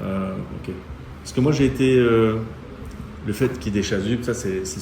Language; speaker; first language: French; native; French